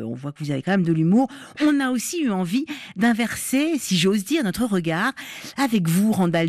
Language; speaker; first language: French; native; French